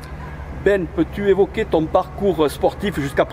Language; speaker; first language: French; native; French